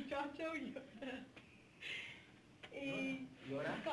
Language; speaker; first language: Spanish; non-native, learner; English